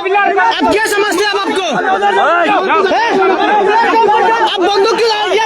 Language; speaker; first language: Hindi; non-native, learner; Bangla